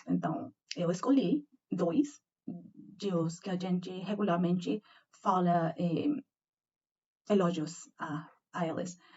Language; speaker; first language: Portuguese; non-native, learner; Spanish